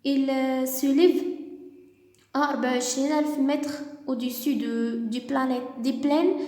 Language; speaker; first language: French; non-native, local second language; Arabic